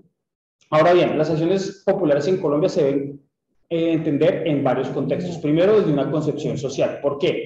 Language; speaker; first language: Spanish; native; Spanish